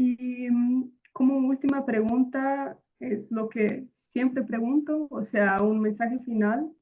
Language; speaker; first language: Spanish; non-native, fluent; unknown